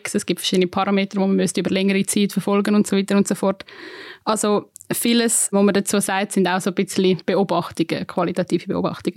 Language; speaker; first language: German; native; German